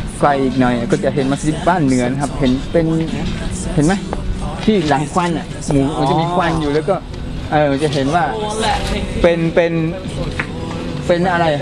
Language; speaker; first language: Thai; native; Thai